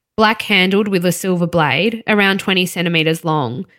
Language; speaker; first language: English; native; English